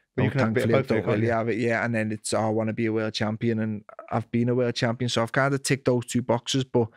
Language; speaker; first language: English; native; English